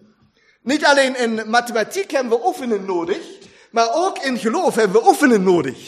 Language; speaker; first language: Dutch; non-native, fluent; German